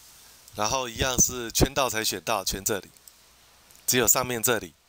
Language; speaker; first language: Chinese; native; Chinese